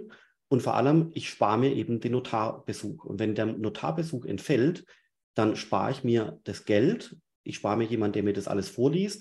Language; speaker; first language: German; native; German